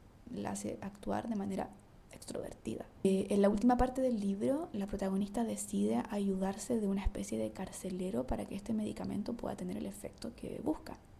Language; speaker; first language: Spanish; native; Spanish